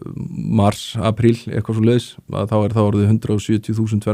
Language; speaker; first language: Icelandic; native; Icelandic